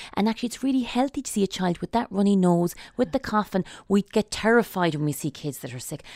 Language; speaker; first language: English; native; English